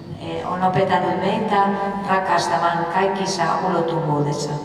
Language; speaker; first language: Finnish; non-native, fluent; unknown